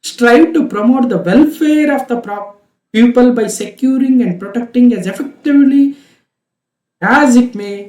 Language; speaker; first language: English; non-native, local second language; Kannada